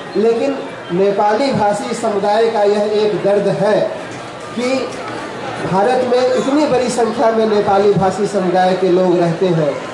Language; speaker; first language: Hindi; native; Hindi